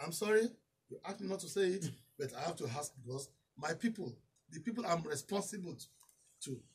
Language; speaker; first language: English; non-native, local second language; Yoruba